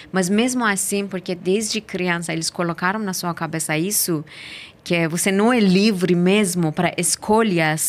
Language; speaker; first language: Portuguese; non-native, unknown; Persian